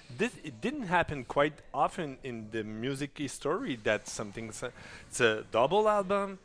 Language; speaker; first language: English; non-native, fluent; French